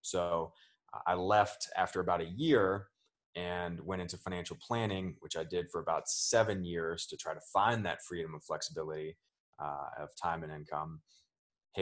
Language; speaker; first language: English; native; English